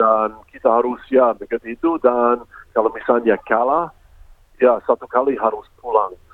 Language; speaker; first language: Indonesian; early bilingual, heritage; English